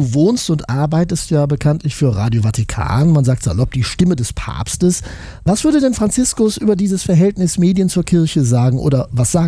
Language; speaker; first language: German; native; German